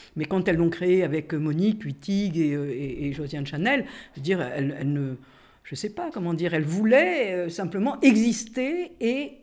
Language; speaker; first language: French; native; French